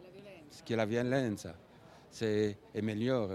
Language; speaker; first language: Italian; non-native, learner; French